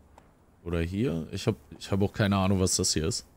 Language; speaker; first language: German; native; German